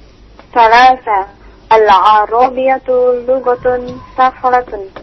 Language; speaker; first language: Arabic; non-native, learner; Indonesian